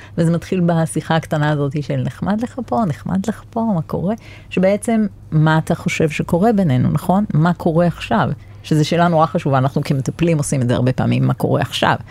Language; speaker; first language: Hebrew; native; Hebrew